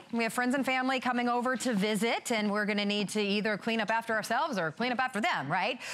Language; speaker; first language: English; native; English